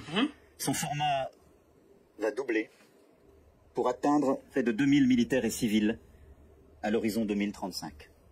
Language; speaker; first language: French; native; French